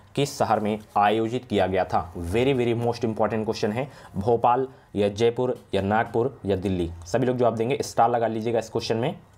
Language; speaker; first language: Hindi; native; Hindi